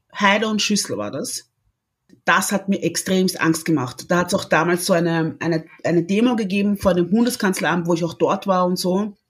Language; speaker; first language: German; early bilingual, other home language; Lingala